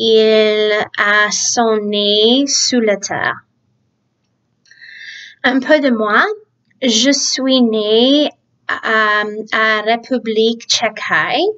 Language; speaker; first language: French; early bilingual, other home language; Czech